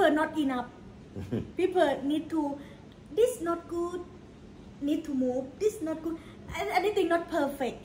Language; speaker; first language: English; non-native, learner; Thai